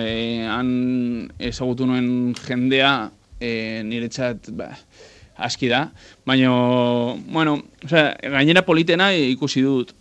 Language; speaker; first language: Basque; non-native, local second language; Spanish